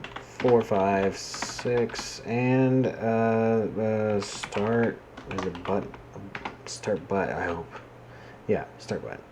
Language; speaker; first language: English; native; English